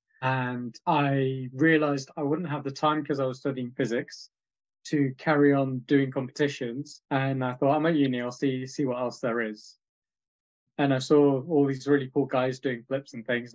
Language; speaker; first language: English; native; English